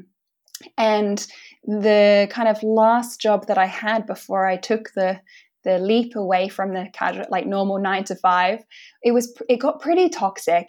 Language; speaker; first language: English; native; English